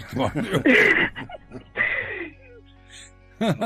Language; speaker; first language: Turkish; native; Turkish